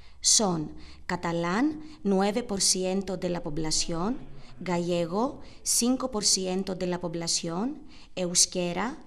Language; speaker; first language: Spanish; non-native, learner; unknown